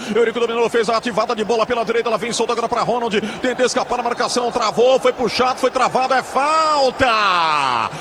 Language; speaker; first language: Portuguese; native; Portuguese